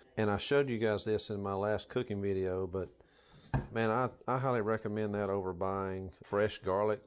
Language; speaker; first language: English; native; English